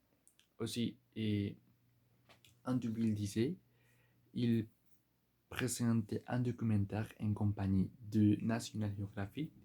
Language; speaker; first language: French; non-native, learner; Spanish